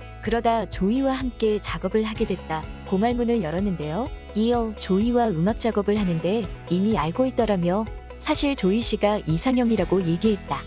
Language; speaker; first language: Korean; native; Korean